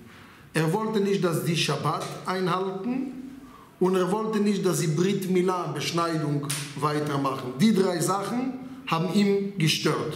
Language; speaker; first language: German; non-native, fluent; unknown